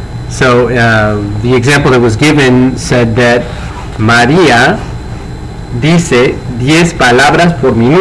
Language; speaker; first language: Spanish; non-native, fluent; English